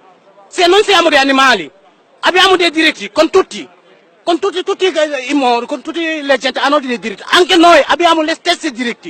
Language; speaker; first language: Italian; non-native, learner; Wolof